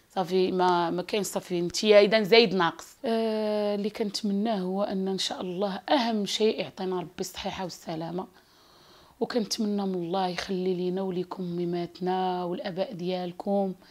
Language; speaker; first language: Arabic; native; Arabic